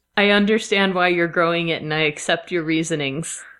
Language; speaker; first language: English; native; English